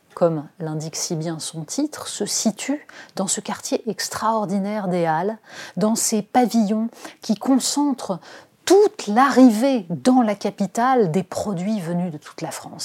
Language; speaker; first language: French; native; French